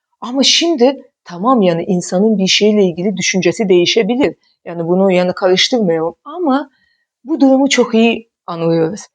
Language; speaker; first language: Turkish; non-native, fluent; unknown